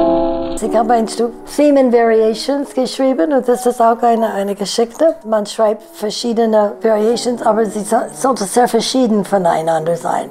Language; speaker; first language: German; non-native, fluent; English